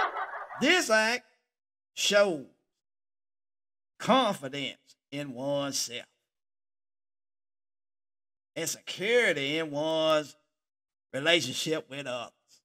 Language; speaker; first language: English; native; English